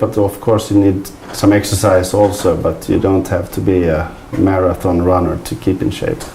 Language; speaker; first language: English; non-native, fluent; Swedish